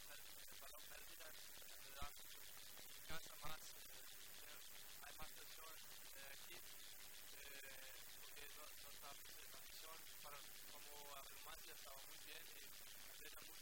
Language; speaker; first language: Spanish; non-native, learner; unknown